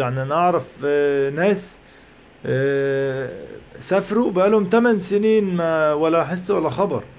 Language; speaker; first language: Arabic; native; Arabic